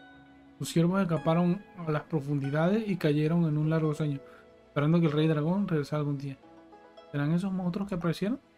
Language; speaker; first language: Spanish; native; Spanish